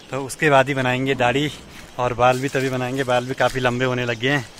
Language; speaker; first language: Hindi; native; Hindi